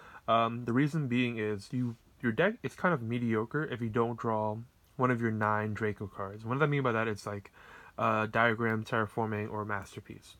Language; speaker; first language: English; native; English